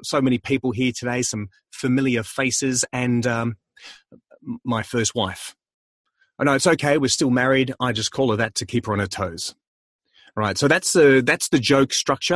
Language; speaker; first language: English; native; English